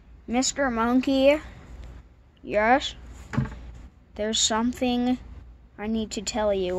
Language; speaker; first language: English; native; English